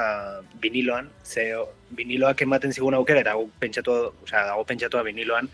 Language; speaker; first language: Basque; native; Basque